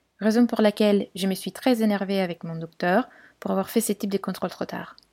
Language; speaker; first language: French; non-native, fluent; Italian